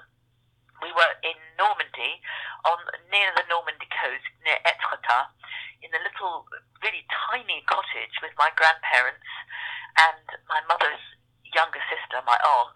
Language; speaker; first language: English; native; English